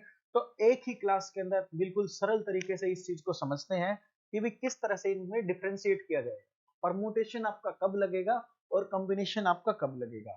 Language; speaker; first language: Hindi; native; Hindi